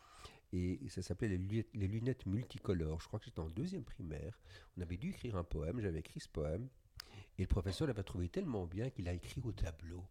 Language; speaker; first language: French; native; French